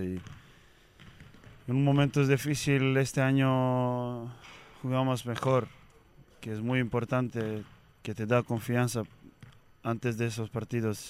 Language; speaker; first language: Spanish; non-native, learner; Serbian